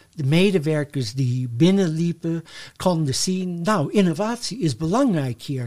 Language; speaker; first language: Dutch; non-native, fluent; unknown